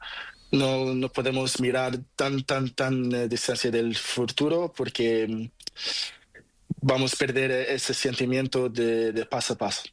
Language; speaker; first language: Spanish; non-native, learner; Portuguese